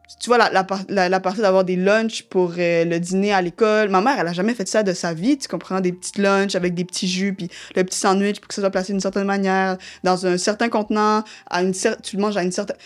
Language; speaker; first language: French; early bilingual, other home language; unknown